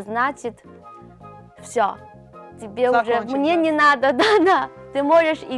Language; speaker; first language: Russian; non-native, learner; Chinese